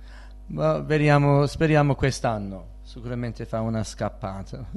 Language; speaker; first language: Italian; early bilingual, heritage; Italian